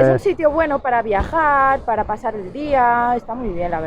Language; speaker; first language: Spanish; native; Spanish